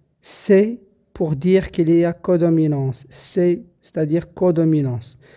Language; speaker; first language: French; non-native, local second language; Arabic